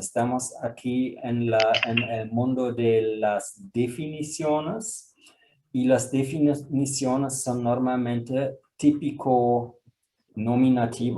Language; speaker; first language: Spanish; non-native, fluent; German